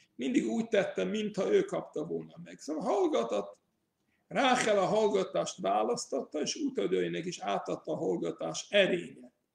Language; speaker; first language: Hungarian; early bilingual, heritage; English